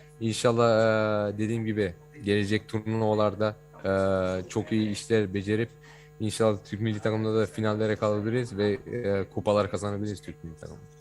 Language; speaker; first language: Turkish; early bilingual, heritage; Turkish